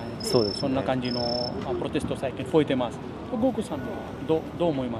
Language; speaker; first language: Japanese; non-native, learner; Hindi